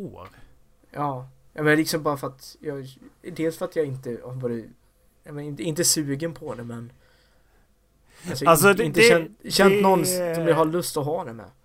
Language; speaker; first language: Swedish; native; Swedish